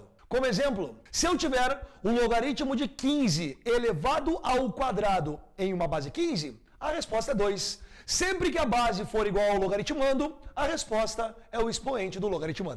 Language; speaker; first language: Portuguese; native; Portuguese